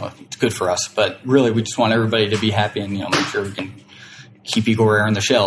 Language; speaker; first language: English; native; English